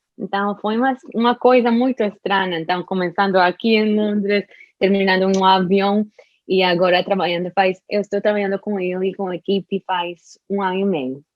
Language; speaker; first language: Portuguese; non-native, fluent; English